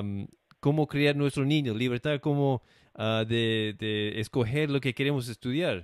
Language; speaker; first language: Spanish; non-native, learner; English